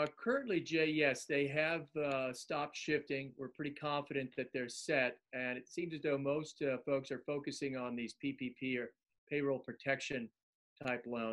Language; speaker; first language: English; native; English